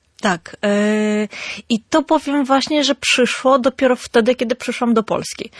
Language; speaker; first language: Polish; non-native, fluent; Armenian